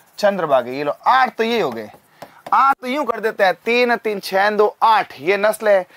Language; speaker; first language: Hindi; native; Hindi